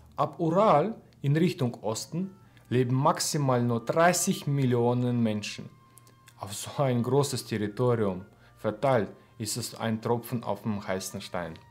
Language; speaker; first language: German; non-native, fluent; Russian